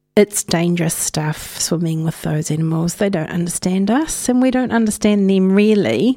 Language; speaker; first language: English; native; English